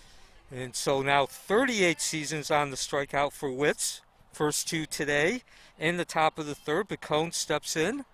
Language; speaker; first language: English; native; English